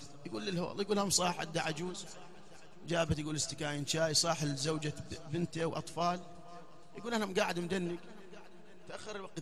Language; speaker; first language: Arabic; native; Arabic